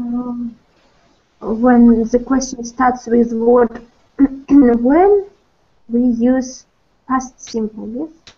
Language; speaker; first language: English; non-native, learner; Russian